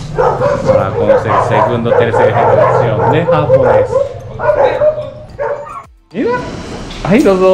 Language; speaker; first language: Spanish; non-native, learner; Japanese